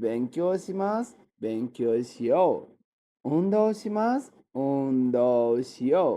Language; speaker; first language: Japanese; non-native, fluent; Bangla